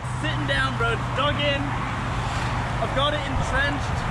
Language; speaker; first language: English; native; English